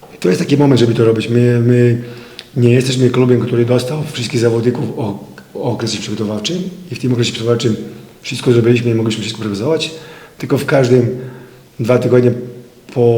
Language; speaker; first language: Polish; non-native, fluent; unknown